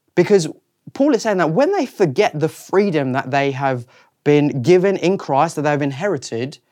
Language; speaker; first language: English; native; English